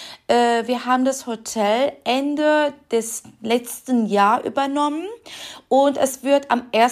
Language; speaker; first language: German; non-native, fluent; Turkish